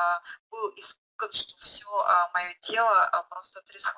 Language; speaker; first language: Russian; native; Russian